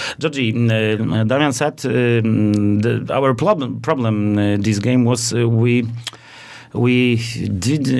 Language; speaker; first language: English; non-native, learner; Polish